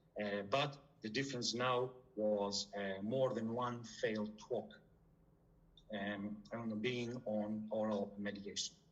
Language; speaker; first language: English; non-native, fluent; Greek